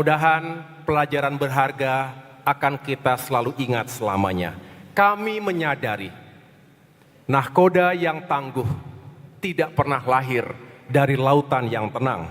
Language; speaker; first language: Indonesian; native; Indonesian